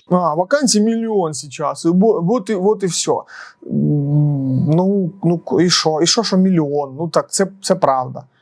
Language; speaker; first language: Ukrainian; non-native, local second language; Russian